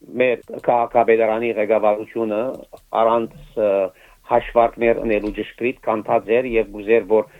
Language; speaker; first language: Armenian; native; Armenian